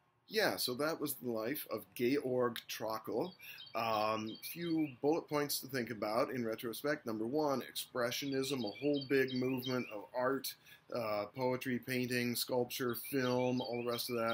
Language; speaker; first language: English; native; English